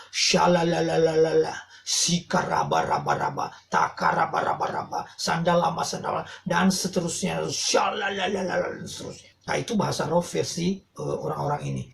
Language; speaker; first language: Indonesian; non-native, local second language; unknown